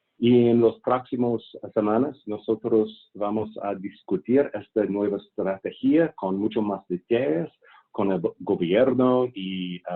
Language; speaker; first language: Spanish; non-native, fluent; English